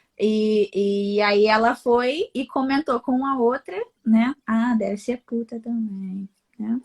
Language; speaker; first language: Portuguese; native; Portuguese